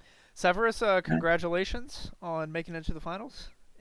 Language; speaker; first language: English; native; English